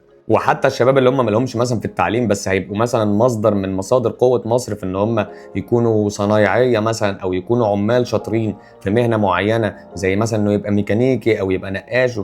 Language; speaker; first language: Arabic; native; Arabic